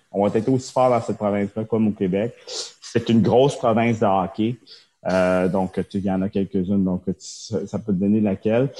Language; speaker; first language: French; early bilingual, other home language; Japanese